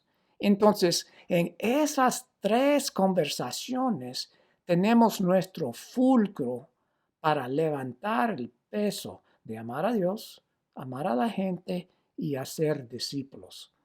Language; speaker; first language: Spanish; non-native, fluent; English